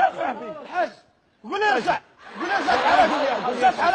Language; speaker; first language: Arabic; native; Arabic